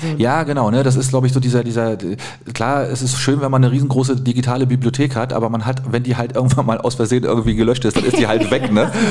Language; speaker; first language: German; native; German